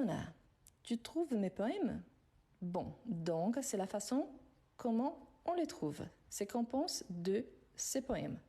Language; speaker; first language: French; non-native, fluent; Arabic